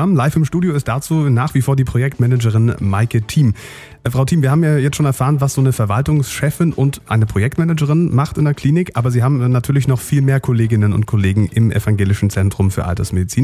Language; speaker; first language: German; native; German